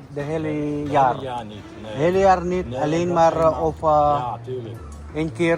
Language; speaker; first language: Dutch; non-native, learner; Filipino